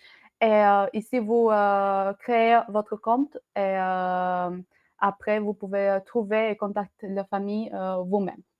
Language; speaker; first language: French; non-native, learner; Albanian